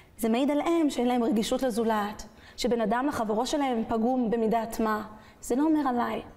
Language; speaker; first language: Hebrew; early bilingual, other home language; French